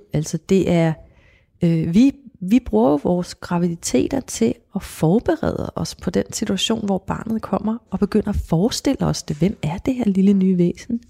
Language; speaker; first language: Danish; native; Danish